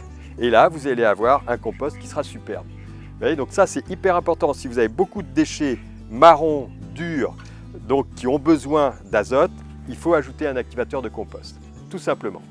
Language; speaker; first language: French; native; French